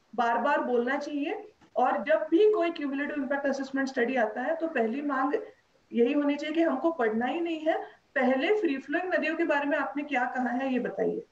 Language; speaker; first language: Hindi; non-native, local second language; Marathi